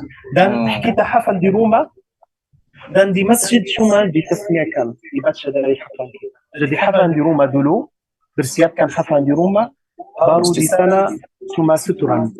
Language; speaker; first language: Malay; non-native, learner; Arabic